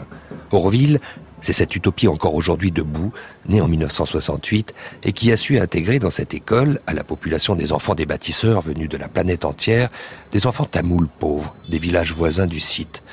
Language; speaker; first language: French; native; French